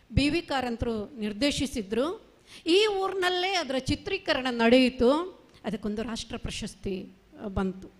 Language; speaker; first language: Kannada; non-native, local second language; Marathi